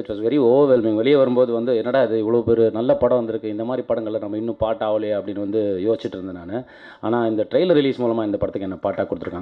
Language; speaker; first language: Tamil; native; Tamil